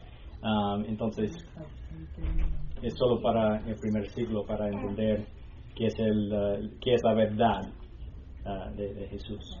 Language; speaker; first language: Spanish; non-native, learner; English